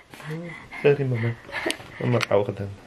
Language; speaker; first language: English; non-native, learner; Dutch